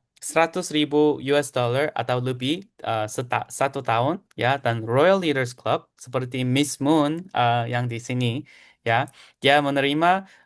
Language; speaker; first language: Indonesian; non-native, fluent; Korean